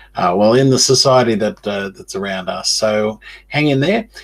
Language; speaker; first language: English; native; English